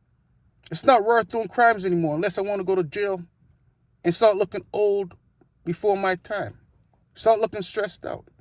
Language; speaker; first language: English; native; English